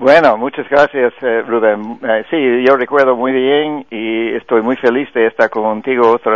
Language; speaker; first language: Spanish; non-native, fluent; English